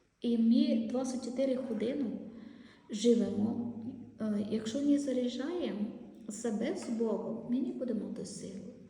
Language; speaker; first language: Ukrainian; non-native, learner; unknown